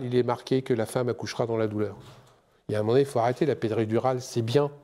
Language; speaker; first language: French; native; French